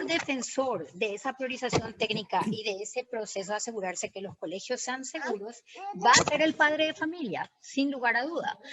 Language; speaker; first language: Spanish; native; Spanish